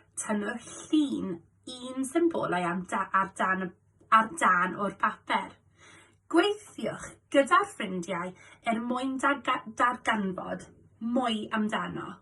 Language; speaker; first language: Welsh; non-native, local second language; English